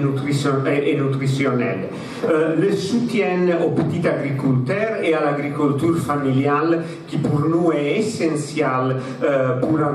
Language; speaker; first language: French; non-native, fluent; Italian